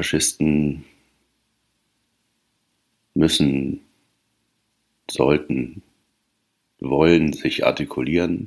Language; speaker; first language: German; native; German